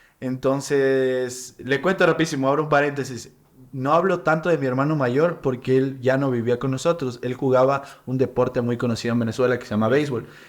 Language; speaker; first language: Spanish; native; Spanish